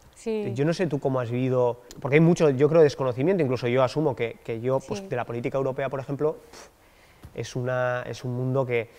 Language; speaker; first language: Spanish; native; Spanish